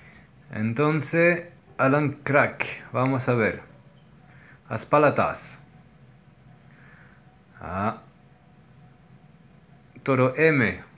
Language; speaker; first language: Spanish; non-native, learner; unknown